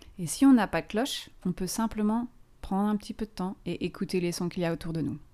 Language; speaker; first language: French; native; French